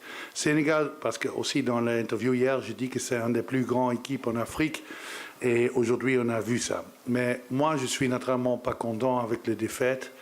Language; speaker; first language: French; non-native, learner; Dutch